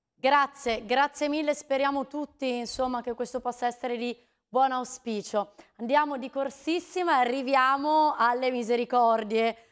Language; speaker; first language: Italian; native; Italian